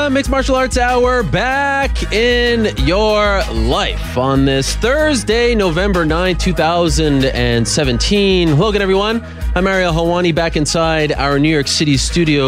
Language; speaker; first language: English; native; English